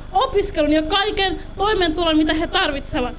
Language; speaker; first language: Finnish; early bilingual, other home language; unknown